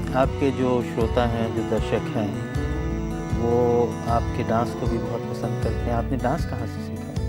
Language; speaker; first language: Hindi; native; Hindi